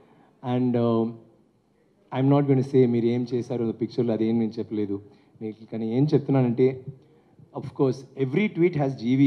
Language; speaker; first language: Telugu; non-native, learner; Tamil